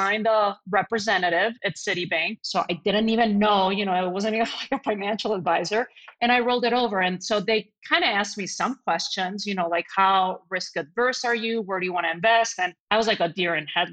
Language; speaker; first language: English; non-native, fluent; Spanish